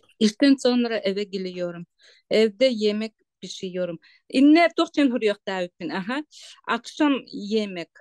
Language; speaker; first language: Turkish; non-native, learner; Yakut